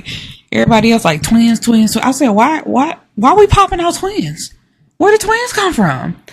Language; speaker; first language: English; native; English